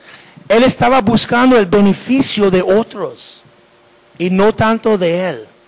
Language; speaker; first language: Spanish; non-native, fluent; English